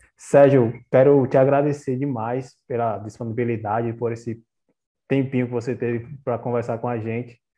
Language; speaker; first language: Portuguese; native; Portuguese